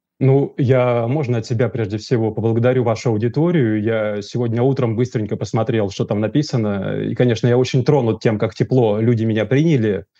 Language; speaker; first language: Russian; native; Russian